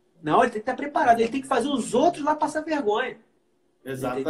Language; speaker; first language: Portuguese; native; Portuguese